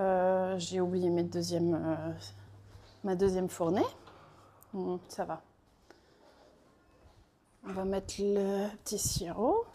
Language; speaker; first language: French; early bilingual, other home language; Portuguese